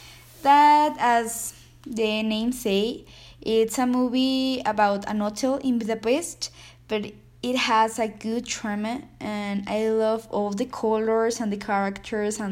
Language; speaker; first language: English; non-native, learner; Spanish